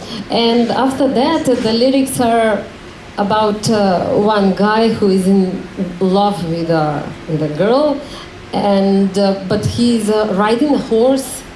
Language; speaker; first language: English; non-native, learner; Macedonian